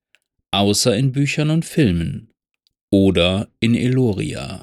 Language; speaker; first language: German; native; German